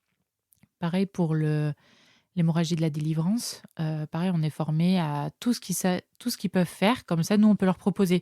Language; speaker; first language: French; native; French